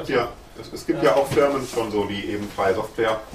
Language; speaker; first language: German; native; German